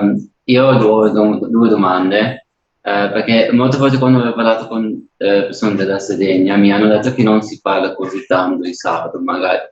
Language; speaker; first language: Italian; non-native, learner; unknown